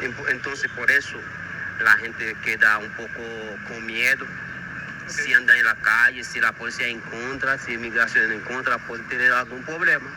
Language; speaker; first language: Spanish; non-native, learner; Haitian Creole